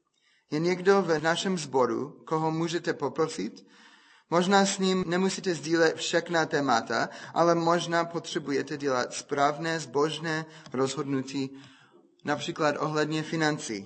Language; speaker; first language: Czech; non-native, fluent; English